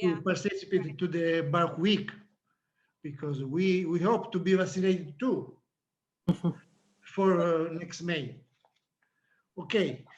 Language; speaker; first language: English; non-native, learner; Italian